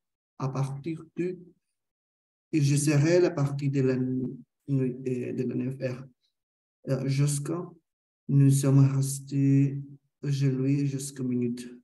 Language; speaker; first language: French; non-native, learner; Spanish